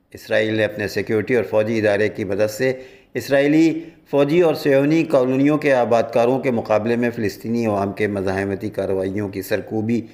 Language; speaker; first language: Urdu; native; Urdu